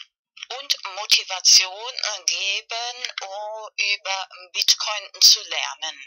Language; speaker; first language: German; non-native, fluent; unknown